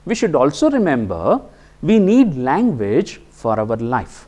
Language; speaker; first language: English; non-native, local second language; Kannada